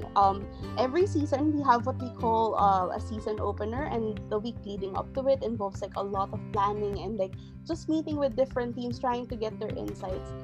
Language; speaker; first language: English; non-native, local second language; Filipino